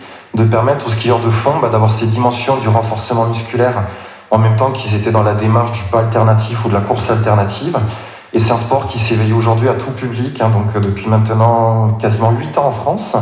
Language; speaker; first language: French; native; French